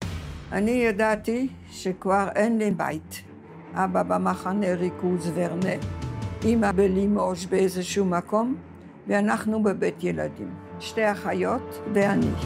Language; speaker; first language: Hebrew; non-native, fluent; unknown